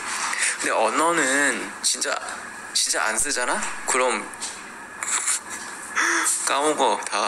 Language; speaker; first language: Korean; non-native, learner; Thai